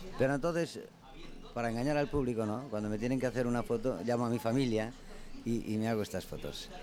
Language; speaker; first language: Spanish; non-native, local second language; Catalan